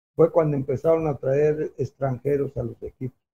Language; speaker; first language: Spanish; native; Spanish